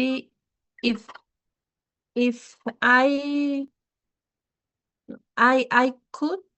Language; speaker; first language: English; non-native, learner; Spanish